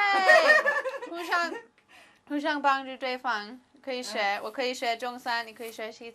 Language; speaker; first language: Chinese; non-native, learner; English